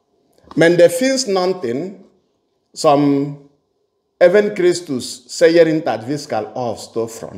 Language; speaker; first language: Swedish; non-native, fluent; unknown